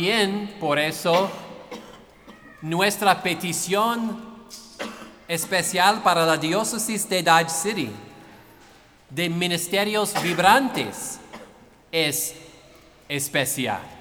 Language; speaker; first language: Spanish; non-native, fluent; English